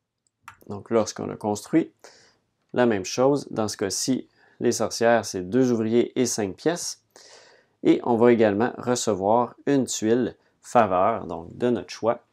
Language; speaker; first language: French; native; French